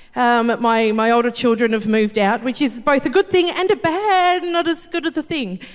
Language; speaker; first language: English; native; English